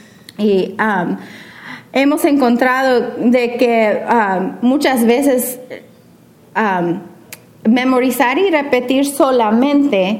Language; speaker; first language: Spanish; non-native, fluent; English